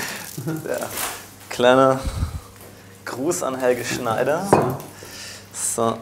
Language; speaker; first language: German; native; German